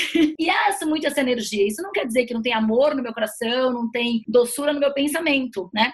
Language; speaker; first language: Portuguese; native; Portuguese